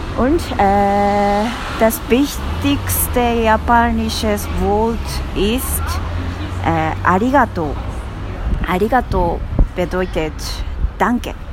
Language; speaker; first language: German; non-native, learner; Japanese